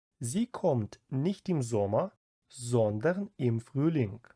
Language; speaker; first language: German; non-native, fluent; Ukrainian